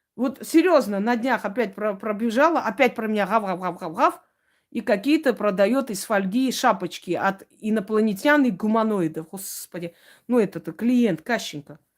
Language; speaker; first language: Russian; non-native, local second language; Armenian